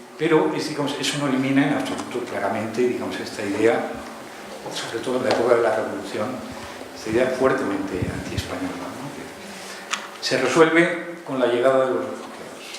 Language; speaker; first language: Spanish; native; Spanish